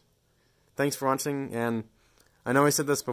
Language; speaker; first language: English; native; English